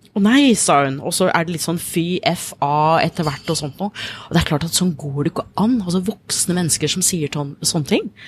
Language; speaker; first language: Norwegian; non-native, fluent; English